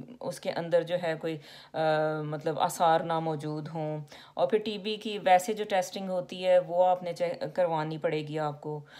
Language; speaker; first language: Urdu; native; Urdu